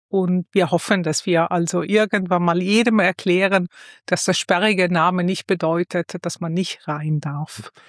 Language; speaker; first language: German; non-native, fluent; Italian